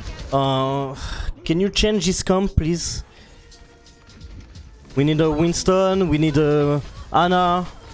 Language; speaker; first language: English; non-native, learner; French